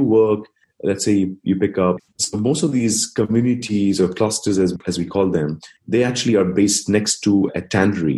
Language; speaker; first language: English; non-native, local second language; Hindi